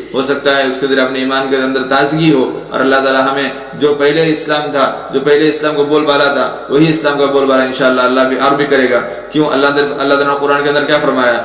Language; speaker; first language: Urdu; non-native, local second language; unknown